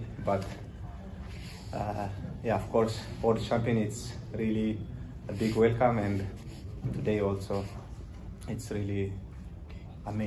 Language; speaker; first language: English; non-native, learner; Tigrinya